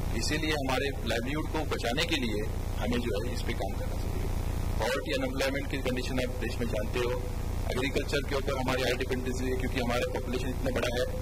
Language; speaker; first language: Hindi; non-native, local second language; Marathi